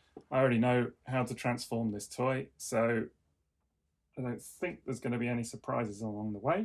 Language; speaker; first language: English; native; English